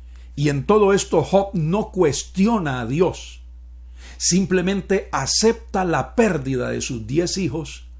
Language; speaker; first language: Spanish; native; Spanish